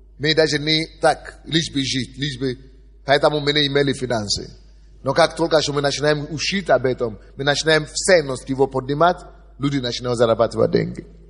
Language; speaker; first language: Russian; non-native, fluent; Yoruba